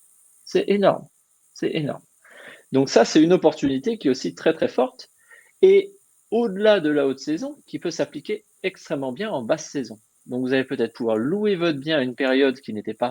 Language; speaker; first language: French; native; French